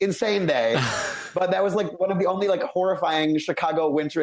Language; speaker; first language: English; native; English